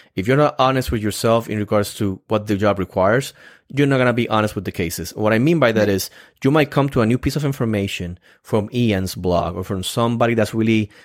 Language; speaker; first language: English; non-native, fluent; Spanish